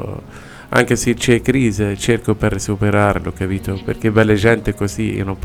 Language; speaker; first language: Italian; non-native, learner; Arabic